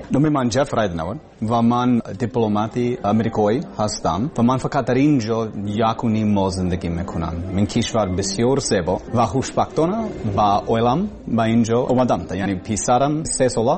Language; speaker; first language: Persian; non-native, learner; English